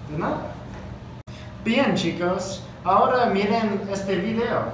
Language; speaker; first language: Spanish; non-native, learner; English